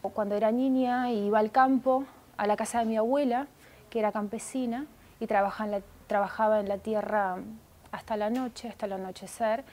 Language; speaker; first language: Spanish; early bilingual, other home language; Russian